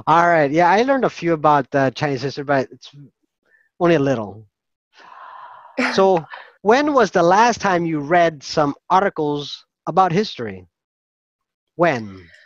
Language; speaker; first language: English; non-native, fluent; Filipino